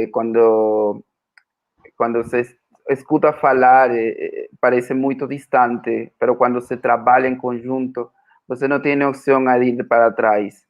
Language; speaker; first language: Portuguese; non-native, fluent; Spanish